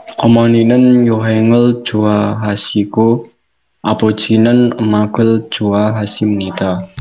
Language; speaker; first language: Korean; non-native, learner; Indonesian